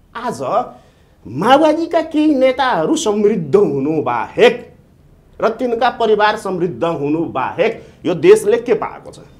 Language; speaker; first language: Nepali; non-native, local second language; Maithili